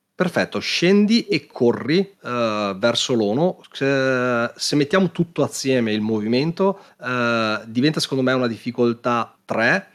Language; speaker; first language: Italian; native; Italian